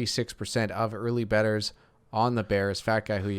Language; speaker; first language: English; native; English